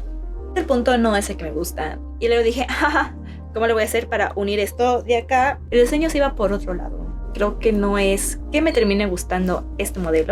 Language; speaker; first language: Spanish; native; Spanish